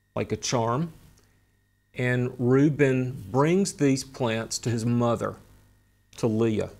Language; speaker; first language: English; native; English